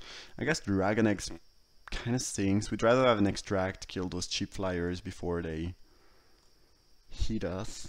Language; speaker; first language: English; non-native, fluent; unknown